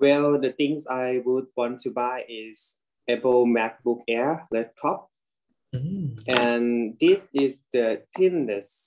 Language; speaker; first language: English; non-native, learner; Thai